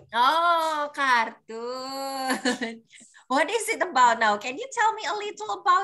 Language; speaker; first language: English; non-native, fluent; Indonesian